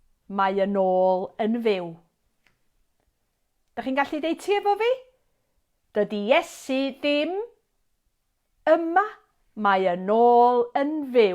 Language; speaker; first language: Welsh; native; Welsh